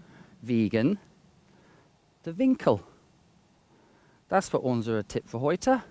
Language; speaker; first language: German; non-native, fluent; English